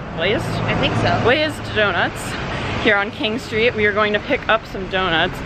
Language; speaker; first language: English; native; English